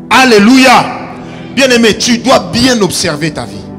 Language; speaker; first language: French; non-native, local second language; Lingala